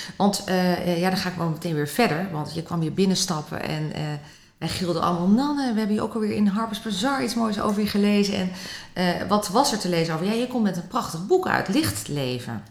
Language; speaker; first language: Dutch; native; Dutch